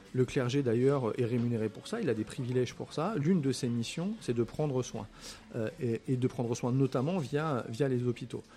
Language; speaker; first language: French; native; French